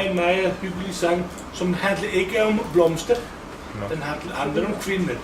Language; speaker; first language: Danish; non-native, fluent; Icelandic